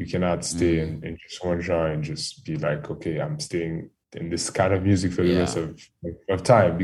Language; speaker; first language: English; non-native, fluent; French